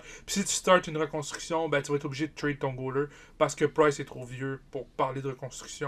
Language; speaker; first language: French; native; French